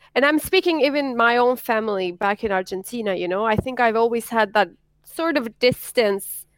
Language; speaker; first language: English; non-native, fluent; Spanish